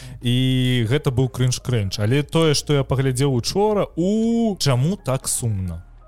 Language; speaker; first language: Belarusian; non-native, local second language; Russian